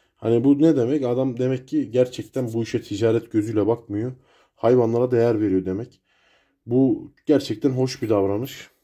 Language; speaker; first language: Turkish; native; Turkish